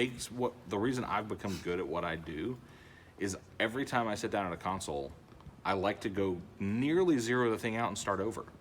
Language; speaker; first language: English; native; English